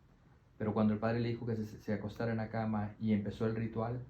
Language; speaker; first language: Spanish; native; Spanish